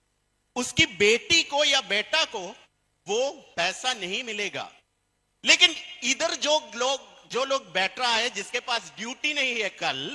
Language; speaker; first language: Hindi; non-native, fluent; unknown